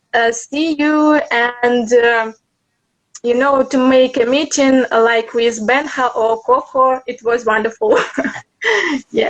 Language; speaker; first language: English; non-native, learner; Russian